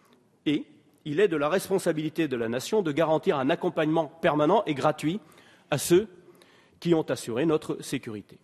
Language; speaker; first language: French; native; French